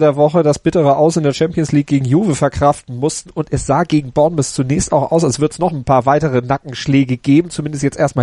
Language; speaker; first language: German; native; German